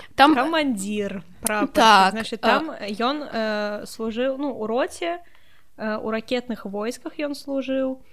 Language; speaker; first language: Belarusian; non-native, local second language; Russian